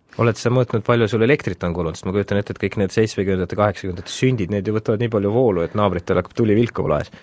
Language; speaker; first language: Estonian; native; Estonian